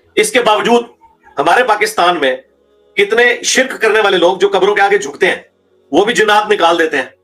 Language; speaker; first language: Urdu; native; Urdu